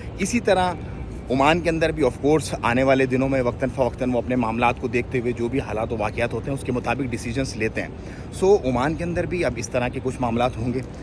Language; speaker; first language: Urdu; non-native, local second language; Punjabi